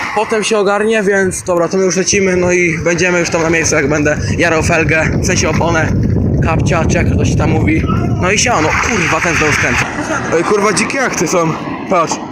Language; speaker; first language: Polish; native; Polish